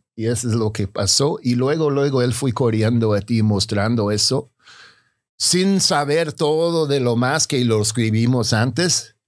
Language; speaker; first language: Spanish; non-native, fluent; English